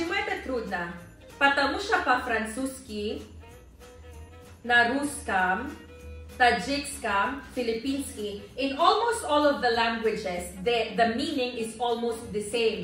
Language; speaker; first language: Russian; non-native, learner; Filipino